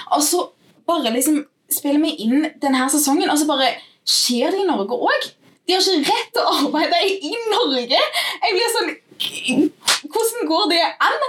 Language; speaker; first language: Norwegian; native; Norwegian